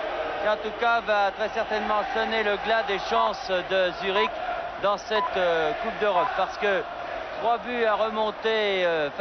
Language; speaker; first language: French; native; French